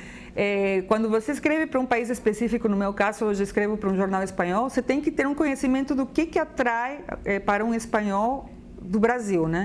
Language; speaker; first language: Portuguese; non-native, fluent; Spanish